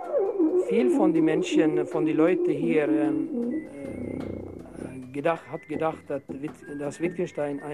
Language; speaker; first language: German; non-native, learner; Norwegian